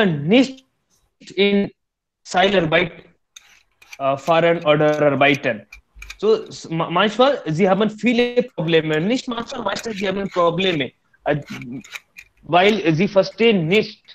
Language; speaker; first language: German; non-native, learner; Hindi